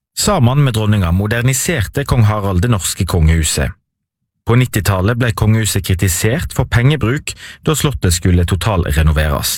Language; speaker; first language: Norwegian; native; Norwegian